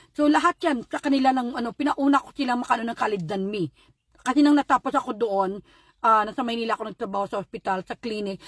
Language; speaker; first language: Filipino; non-native, local second language; Hiligaynon